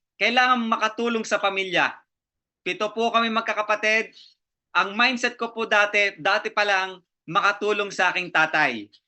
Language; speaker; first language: Filipino; native; Filipino